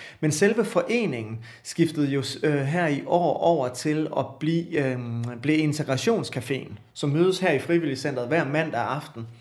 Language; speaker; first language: Danish; native; Danish